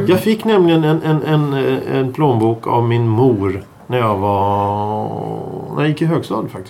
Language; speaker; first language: Swedish; native; Swedish